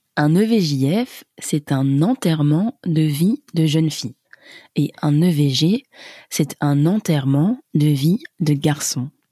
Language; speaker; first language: French; native; French